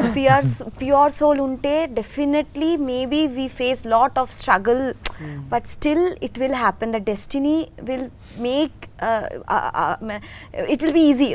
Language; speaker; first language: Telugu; non-native, learner; Bangla